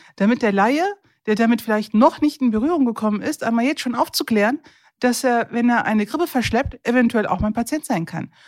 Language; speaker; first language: German; early bilingual, other home language; Turkish